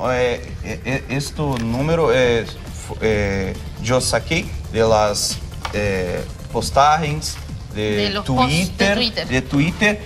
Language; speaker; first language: Spanish; non-native, local second language; Portuguese